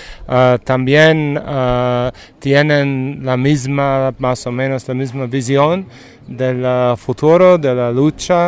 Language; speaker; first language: Spanish; non-native, learner; English